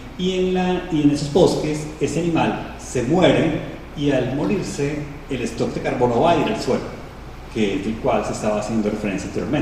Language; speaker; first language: Spanish; native; Spanish